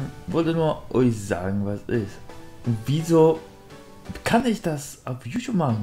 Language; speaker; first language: German; non-native, learner; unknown